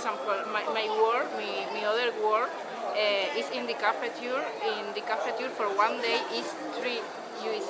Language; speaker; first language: English; non-native, learner; Spanish